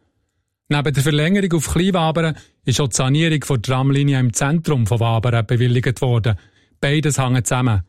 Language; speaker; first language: German; native; German